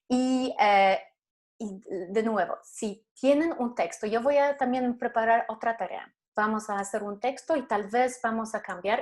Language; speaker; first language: Spanish; non-native, fluent; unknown